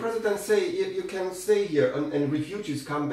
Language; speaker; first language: English; non-native, learner; German